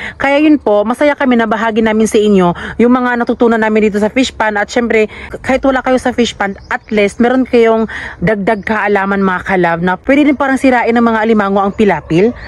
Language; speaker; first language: Filipino; non-native, local second language; Cebuano